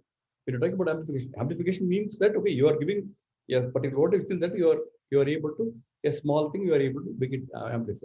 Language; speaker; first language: English; non-native, local second language; Tamil